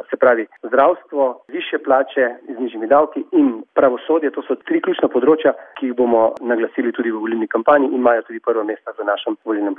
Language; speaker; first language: Slovenian; native; Slovenian